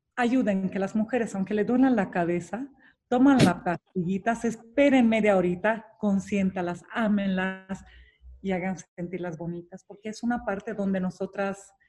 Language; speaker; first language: Spanish; non-native, fluent; Romanian